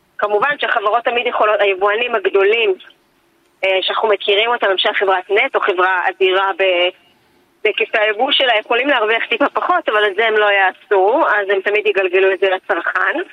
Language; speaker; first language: Hebrew; native; Hebrew